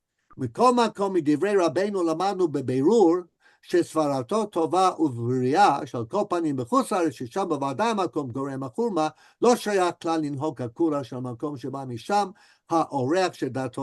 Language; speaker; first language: Hebrew; non-native, fluent; English